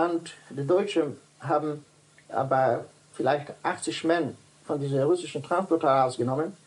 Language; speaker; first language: German; non-native, learner; Dutch